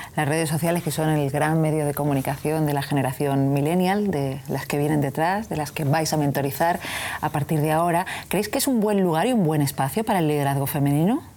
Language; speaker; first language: Spanish; native; Spanish